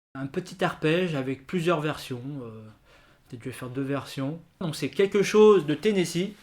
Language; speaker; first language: French; native; French